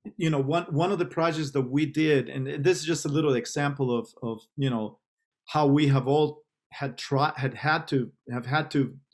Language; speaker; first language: English; non-native, fluent; Spanish